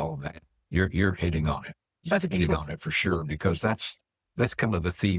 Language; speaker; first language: English; native; English